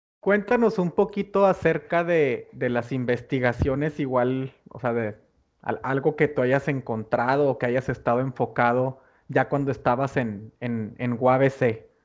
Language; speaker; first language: Spanish; native; Spanish